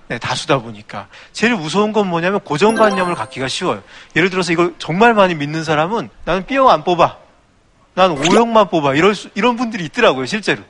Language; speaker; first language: Korean; native; Korean